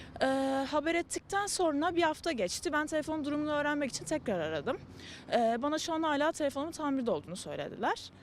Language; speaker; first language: Turkish; native; Turkish